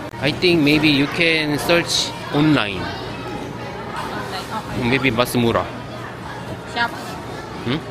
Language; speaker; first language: English; non-native, learner; Korean